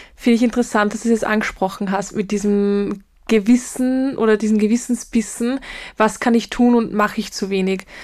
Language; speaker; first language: German; native; German